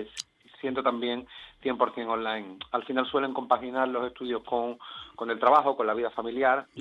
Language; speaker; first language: Spanish; native; Spanish